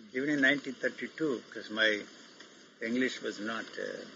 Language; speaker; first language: English; non-native, local second language; Telugu